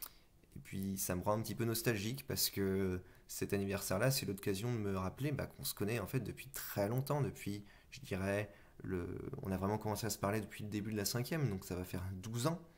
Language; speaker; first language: French; native; French